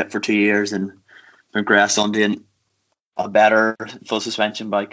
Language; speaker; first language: English; native; English